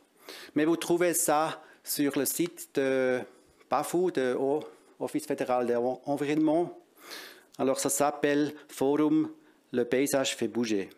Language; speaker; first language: French; non-native, local second language; German